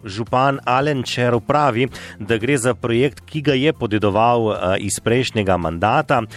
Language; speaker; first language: Slovenian; native; Slovenian